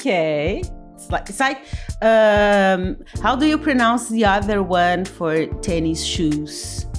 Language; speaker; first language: English; non-native, fluent; Portuguese